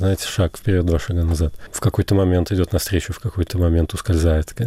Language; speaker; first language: Russian; native; Russian